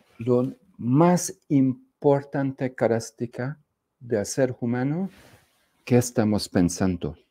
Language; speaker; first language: Spanish; non-native, fluent; Hungarian